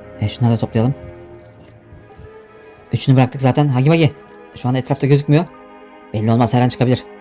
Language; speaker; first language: Turkish; native; Turkish